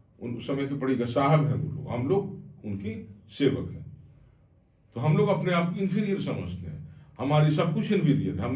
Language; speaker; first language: Hindi; non-native, local second language; Bhojpuri